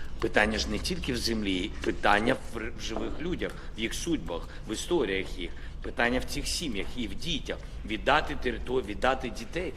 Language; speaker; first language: Ukrainian; non-native, local second language; Russian